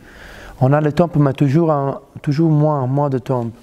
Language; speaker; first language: French; non-native, fluent; Italian